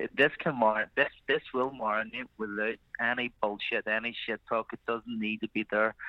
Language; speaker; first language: English; native; English